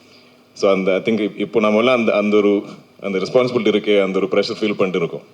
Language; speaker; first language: Tamil; non-native, local second language; Malayalam